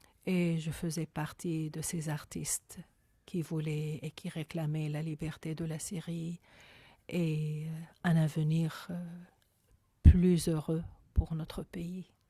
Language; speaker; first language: French; non-native, fluent; Arabic